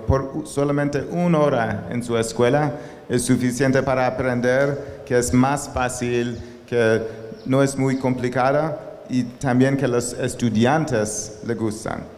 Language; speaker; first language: Spanish; non-native, learner; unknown